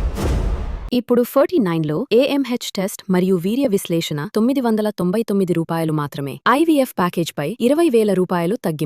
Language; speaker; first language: Telugu; native; Telugu